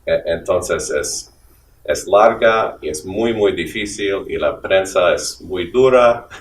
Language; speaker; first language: Spanish; non-native, fluent; English